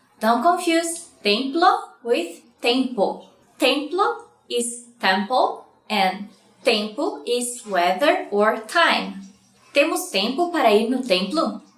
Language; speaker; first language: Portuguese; native; Portuguese